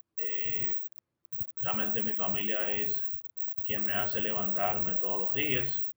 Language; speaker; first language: Spanish; native; Spanish